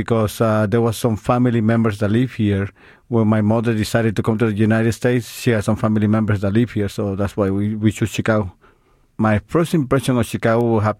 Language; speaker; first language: English; non-native, fluent; Spanish